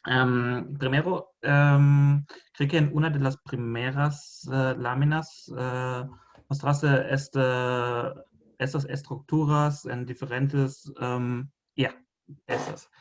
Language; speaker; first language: Spanish; non-native, fluent; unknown